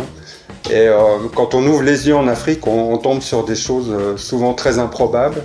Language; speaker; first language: French; native; French